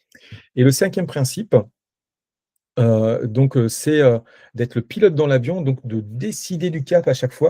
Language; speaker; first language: French; native; French